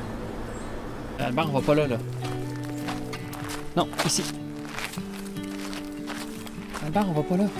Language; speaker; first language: French; native; French